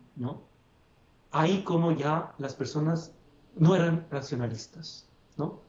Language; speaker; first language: Spanish; non-native, fluent; Italian